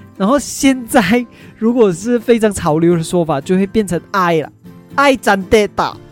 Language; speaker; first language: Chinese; native; Chinese